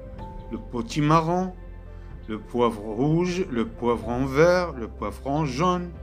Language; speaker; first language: French; non-native, local second language; Arabic